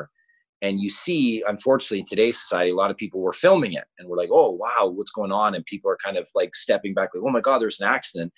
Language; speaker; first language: English; native; English